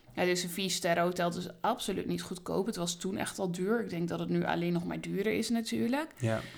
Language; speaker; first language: Dutch; native; Dutch